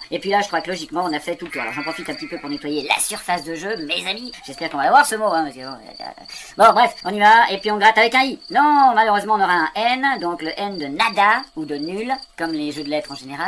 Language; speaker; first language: French; native; French